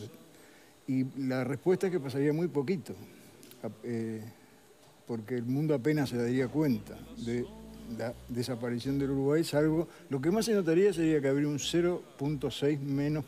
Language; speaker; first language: Spanish; native; Spanish